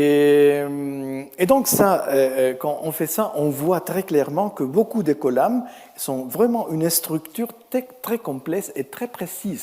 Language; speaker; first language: French; non-native, fluent; Spanish